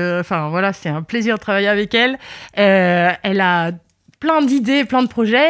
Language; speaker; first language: French; native; French